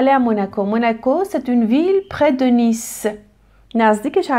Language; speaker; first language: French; non-native, fluent; Persian